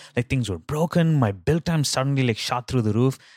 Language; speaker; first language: English; non-native, local second language; Tamil